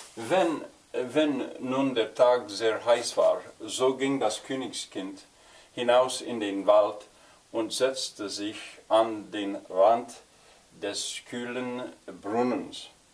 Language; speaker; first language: German; non-native, fluent; English